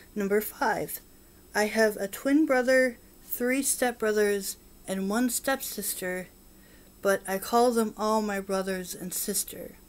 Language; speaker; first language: English; native; English